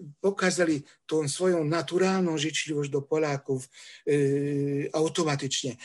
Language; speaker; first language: Polish; non-native, fluent; Hungarian